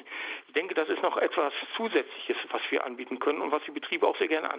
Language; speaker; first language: German; native; German